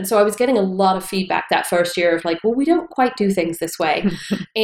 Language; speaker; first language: English; native; English